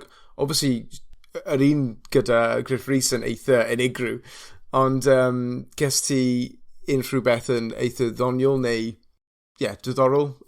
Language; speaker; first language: Welsh; non-native, fluent; English